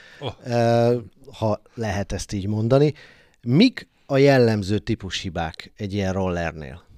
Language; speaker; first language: Hungarian; native; Hungarian